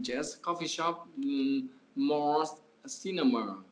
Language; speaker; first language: English; non-native, learner; Vietnamese